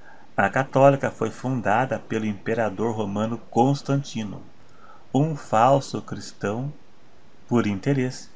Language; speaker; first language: Portuguese; native; Portuguese